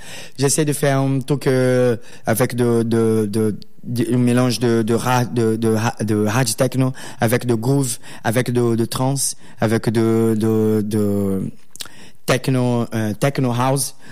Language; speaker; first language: French; non-native, learner; Portuguese